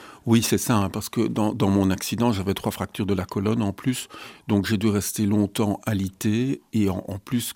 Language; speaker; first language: French; native; French